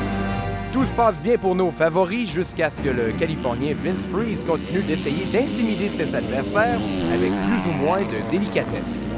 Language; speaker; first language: French; native; French